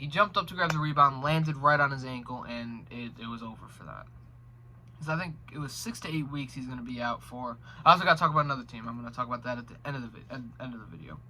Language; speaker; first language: English; native; English